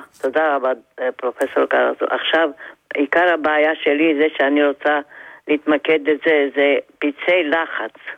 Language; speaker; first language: Hebrew; non-native, fluent; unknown